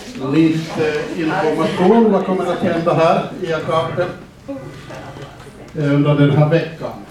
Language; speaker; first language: Swedish; non-native, fluent; Finnish